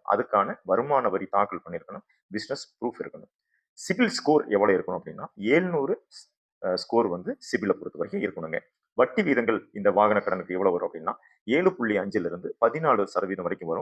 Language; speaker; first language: Tamil; native; Tamil